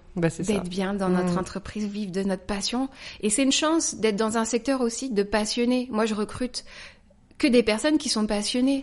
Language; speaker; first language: French; native; French